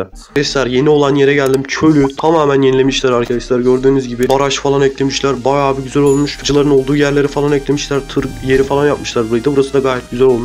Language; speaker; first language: Turkish; native; Turkish